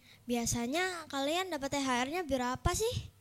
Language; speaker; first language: Indonesian; native; Indonesian